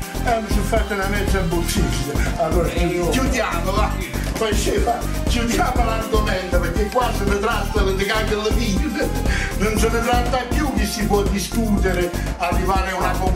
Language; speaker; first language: Italian; native; Italian